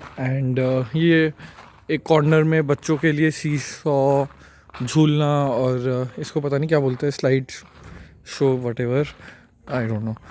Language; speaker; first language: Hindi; non-native, local second language; Bangla